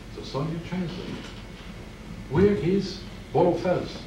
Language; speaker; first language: English; native; English